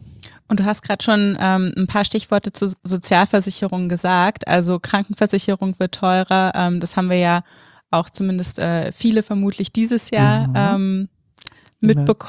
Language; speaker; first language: German; native; German